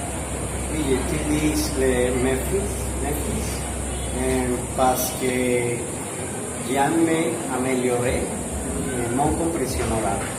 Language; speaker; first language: French; non-native, learner; Spanish